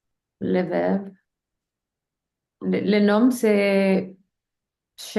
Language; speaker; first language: French; non-native, learner; English